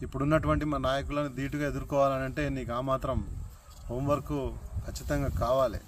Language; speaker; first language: Telugu; native; Telugu